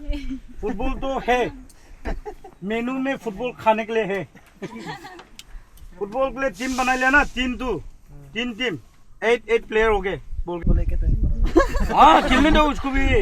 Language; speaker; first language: Hindi; non-native, local second language; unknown